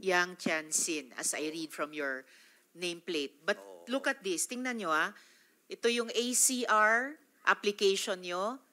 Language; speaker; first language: English; non-native, local second language; Filipino